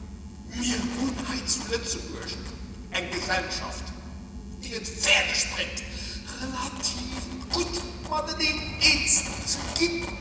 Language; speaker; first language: German; non-native, local second language; Luxembourgish